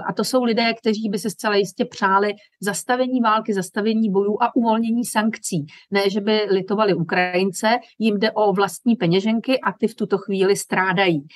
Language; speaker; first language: Czech; native; Czech